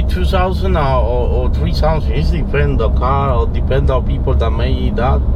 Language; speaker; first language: English; non-native, learner; Spanish